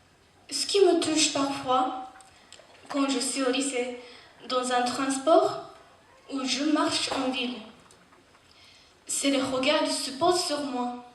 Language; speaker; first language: French; non-native, fluent; Japanese